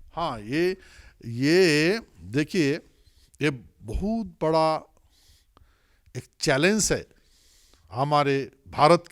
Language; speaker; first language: Hindi; non-native, local second language; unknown